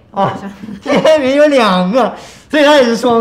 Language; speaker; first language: Chinese; native; Chinese